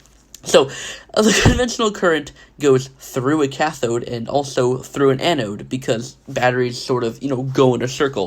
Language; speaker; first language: English; native; English